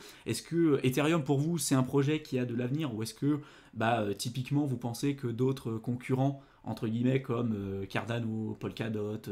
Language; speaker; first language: French; native; French